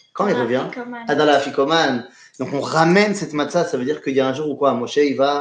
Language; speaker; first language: French; native; French